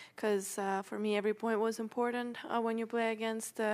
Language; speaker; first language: English; non-native, fluent; Russian